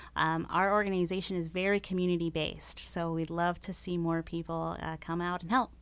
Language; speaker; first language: English; early bilingual, other home language; Spanish